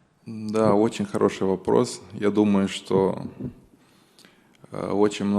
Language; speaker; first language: Russian; non-native, local second language; Romanian